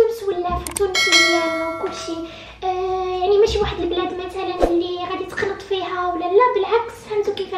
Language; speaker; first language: Arabic; native; Arabic